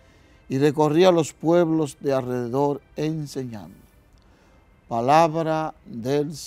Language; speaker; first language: Spanish; native; Spanish